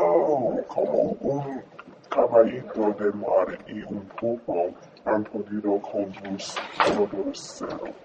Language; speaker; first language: Spanish; non-native, learner; English